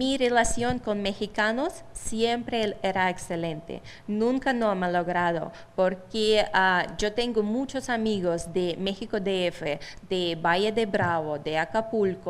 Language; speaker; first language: Spanish; non-native, fluent; Russian